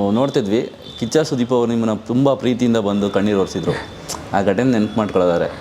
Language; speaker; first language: Kannada; native; Kannada